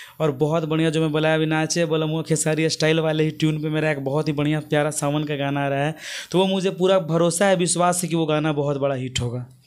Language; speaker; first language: Hindi; non-native, local second language; Bhojpuri